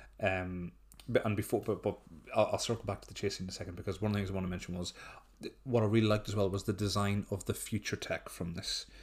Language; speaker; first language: English; native; English